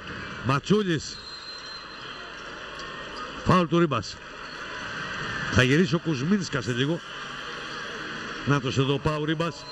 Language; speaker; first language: Greek; native; Greek